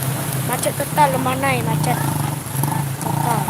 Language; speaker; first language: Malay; non-native, local second language; Minangkabau